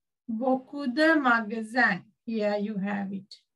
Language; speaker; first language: English; non-native, local second language; Sinhala